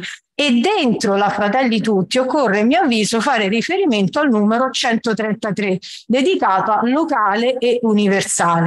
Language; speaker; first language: Italian; native; Italian